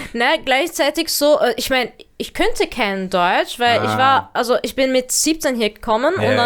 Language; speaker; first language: German; early bilingual, other home language; Arabic